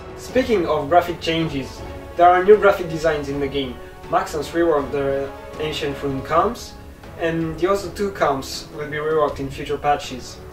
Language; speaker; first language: English; non-native, fluent; French